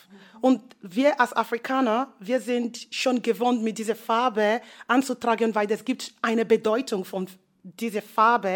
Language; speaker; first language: German; non-native, learner; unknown